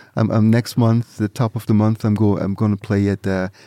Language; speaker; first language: English; early bilingual, other home language; Swiss German